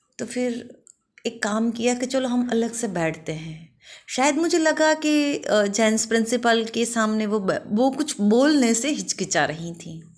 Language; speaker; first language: Hindi; non-native, local second language; Gujarati